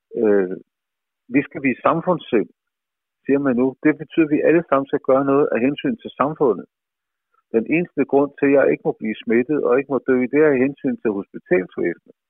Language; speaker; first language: Danish; native; Danish